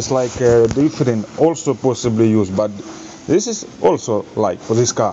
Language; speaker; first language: English; non-native, learner; Ukrainian